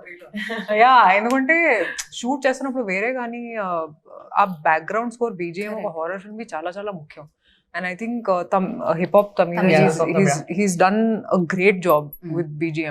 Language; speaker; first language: Telugu; non-native, fluent; Hindi